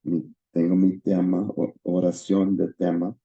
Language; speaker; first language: Spanish; non-native, learner; English